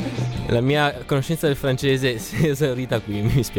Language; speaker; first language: Italian; native; Italian